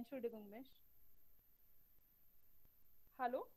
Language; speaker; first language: German; non-native, learner; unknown